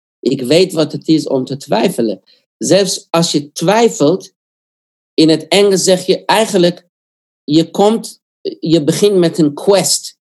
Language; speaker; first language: Dutch; non-native, fluent; Korean